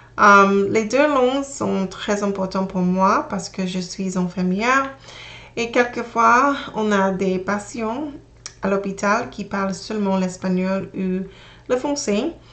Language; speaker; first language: French; non-native, learner; English